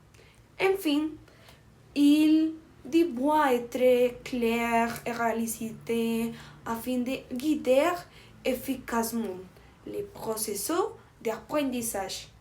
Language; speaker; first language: French; non-native, fluent; Spanish